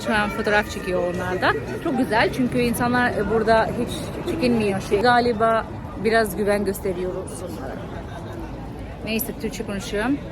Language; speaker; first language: Turkish; non-native, fluent; Albanian